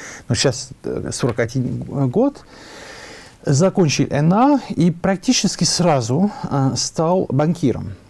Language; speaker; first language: Russian; non-native, fluent; French